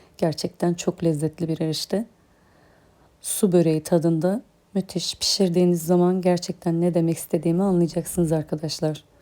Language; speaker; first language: Turkish; native; Turkish